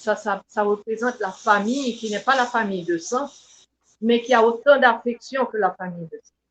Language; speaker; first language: French; non-native, local second language; Haitian Creole